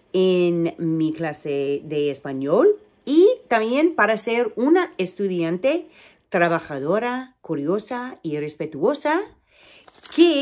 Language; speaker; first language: Spanish; non-native, fluent; English